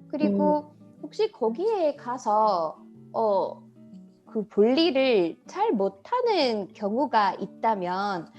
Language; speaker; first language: Korean; non-native, fluent; English